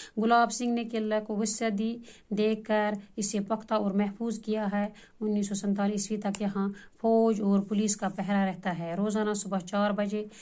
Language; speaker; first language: Urdu; non-native, local second language; Kashmiri